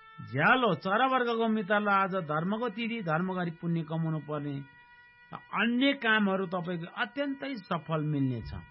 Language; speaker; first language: Nepali; non-native, local second language; Eastern Tamang